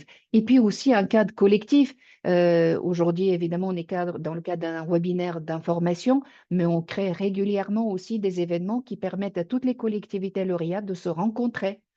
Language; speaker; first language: French; native; French